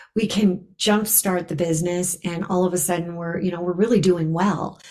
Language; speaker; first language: English; native; English